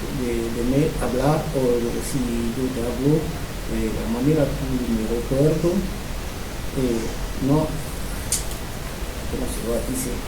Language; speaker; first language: Spanish; non-native, learner; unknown